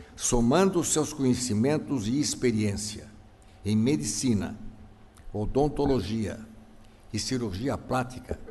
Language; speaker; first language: Portuguese; early bilingual, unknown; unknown